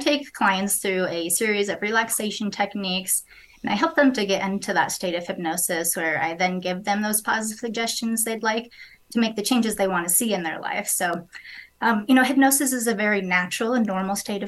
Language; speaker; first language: English; native; English